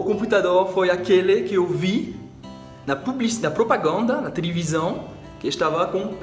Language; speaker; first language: Portuguese; non-native, fluent; French